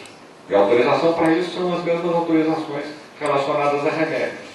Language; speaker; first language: Portuguese; native; Portuguese